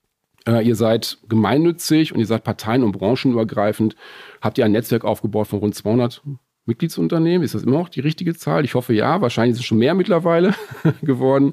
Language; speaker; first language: German; native; German